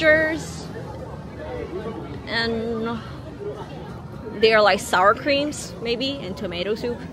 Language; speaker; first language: English; non-native, learner; Korean